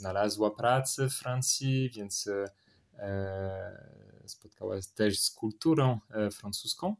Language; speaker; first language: Polish; non-native, learner; French